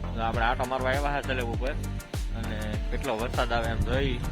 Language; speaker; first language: Gujarati; native; Gujarati